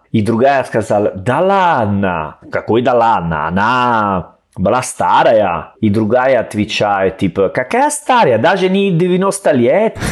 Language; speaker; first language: Russian; non-native, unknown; Italian